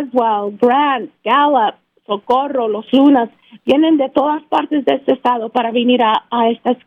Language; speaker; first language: Spanish; early bilingual, heritage; Spanish